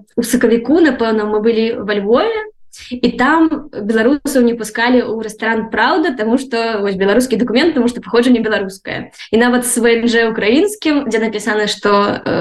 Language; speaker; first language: Belarusian; native; Belarusian